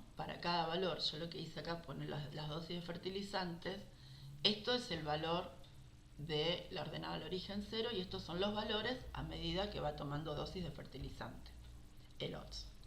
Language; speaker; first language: Spanish; native; Spanish